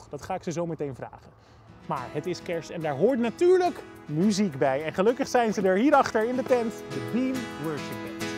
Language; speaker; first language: Dutch; native; Dutch